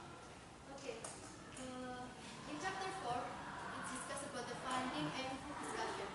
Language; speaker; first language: English; non-native, fluent; Indonesian